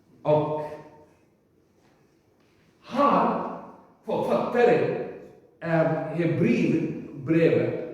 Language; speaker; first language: Swedish; non-native, learner; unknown